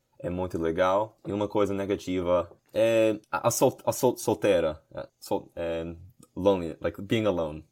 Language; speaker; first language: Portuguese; non-native, learner; English